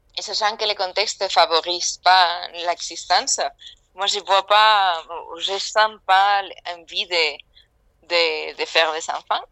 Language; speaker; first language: French; non-native, fluent; Spanish